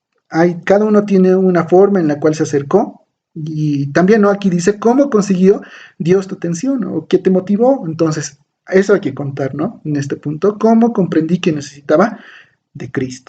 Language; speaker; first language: Spanish; native; Spanish